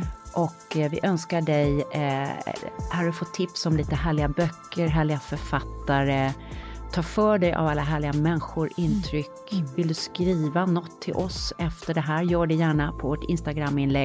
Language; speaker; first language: Swedish; native; Swedish